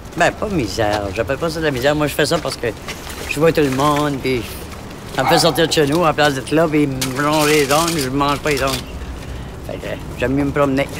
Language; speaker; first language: French; native; French